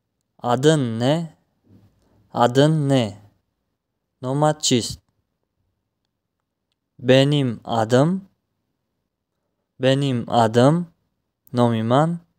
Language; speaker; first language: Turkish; non-native, fluent; Tajik